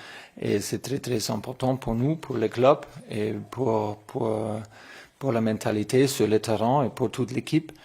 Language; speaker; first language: French; non-native, learner; German